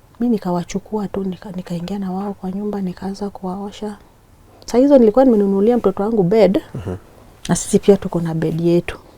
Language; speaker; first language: Swahili; non-native, local second language; Luo (Kenya and Tanzania)